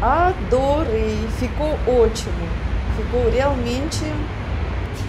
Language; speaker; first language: Portuguese; non-native, fluent; Russian